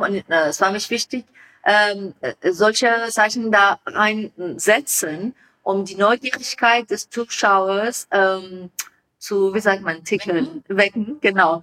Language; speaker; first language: German; non-native, learner; Persian